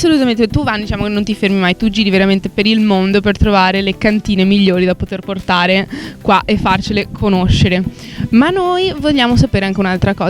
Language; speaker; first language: Italian; native; Italian